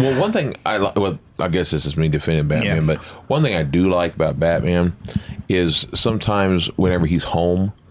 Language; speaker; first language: English; native; English